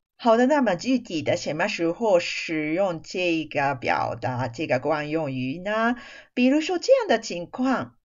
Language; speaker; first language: Chinese; non-native, fluent; Japanese